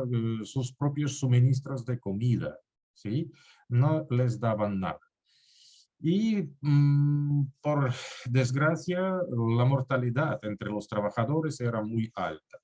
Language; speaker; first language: Spanish; non-native, fluent; Russian